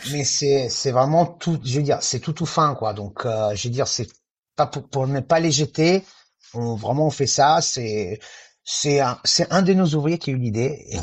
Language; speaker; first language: French; non-native, fluent; Italian